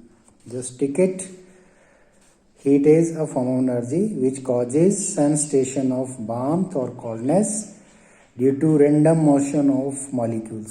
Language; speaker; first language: English; non-native, local second language; Hindi